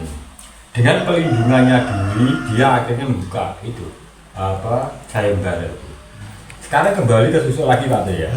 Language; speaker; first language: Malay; non-native, local second language; Javanese